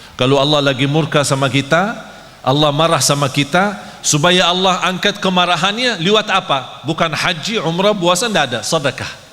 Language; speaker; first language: Malay; non-native, fluent; Arabic